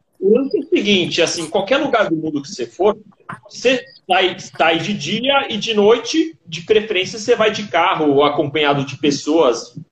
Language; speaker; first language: Portuguese; native; Portuguese